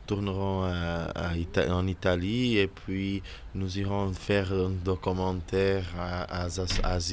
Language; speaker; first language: French; non-native, learner; Portuguese